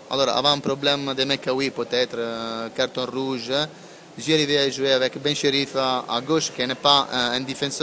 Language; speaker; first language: French; non-native, learner; Italian